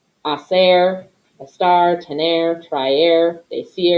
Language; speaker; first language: Spanish; non-native, fluent; English